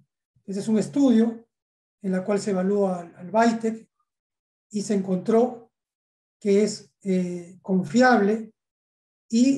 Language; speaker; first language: Spanish; native; Spanish